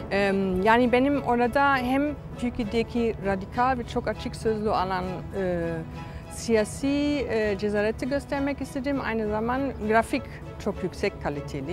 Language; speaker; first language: Turkish; non-native, fluent; German